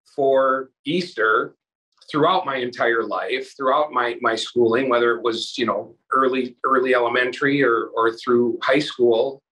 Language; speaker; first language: English; native; English